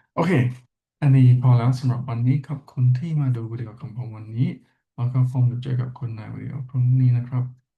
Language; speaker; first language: Thai; non-native, learner; English